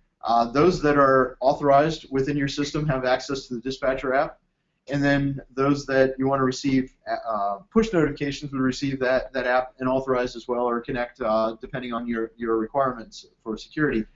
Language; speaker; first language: English; native; English